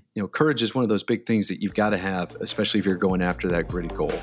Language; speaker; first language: English; native; English